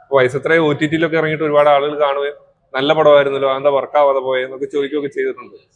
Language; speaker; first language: Malayalam; native; Malayalam